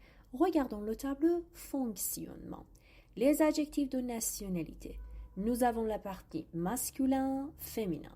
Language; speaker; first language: French; non-native, fluent; Persian